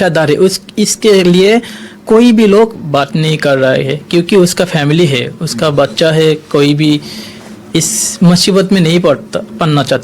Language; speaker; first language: Hindi; non-native, learner; Bangla